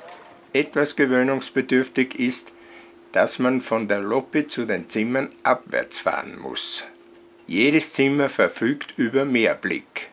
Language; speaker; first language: German; native; German